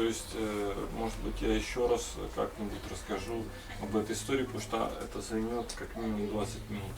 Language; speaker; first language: Russian; native; Russian